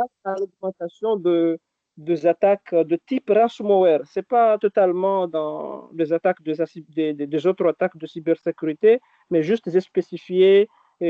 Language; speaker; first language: French; non-native, local second language; Arabic